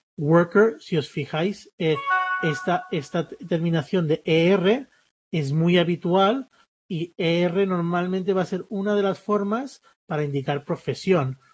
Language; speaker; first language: Spanish; early bilingual, other home language; English